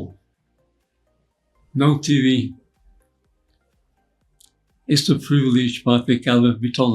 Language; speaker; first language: Portuguese; non-native, fluent; English